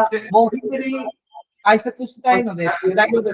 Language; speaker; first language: Japanese; non-native, fluent; Bangla